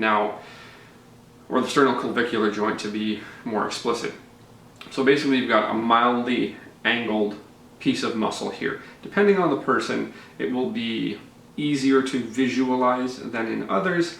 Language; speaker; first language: English; native; English